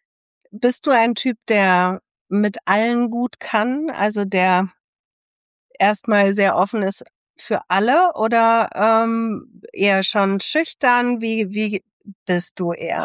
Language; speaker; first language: German; native; German